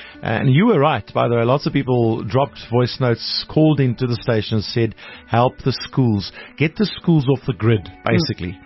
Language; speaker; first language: English; non-native, local second language; Afrikaans